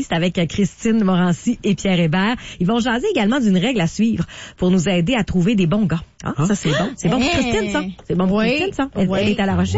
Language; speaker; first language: French; native; French